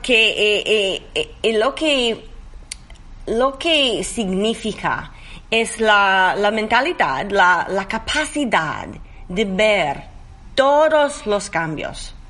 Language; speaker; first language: Spanish; non-native, learner; English